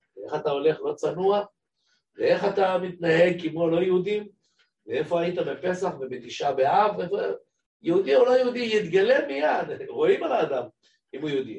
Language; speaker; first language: Hebrew; native; Hebrew